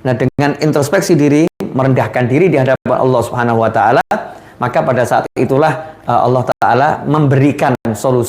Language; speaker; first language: Indonesian; native; Indonesian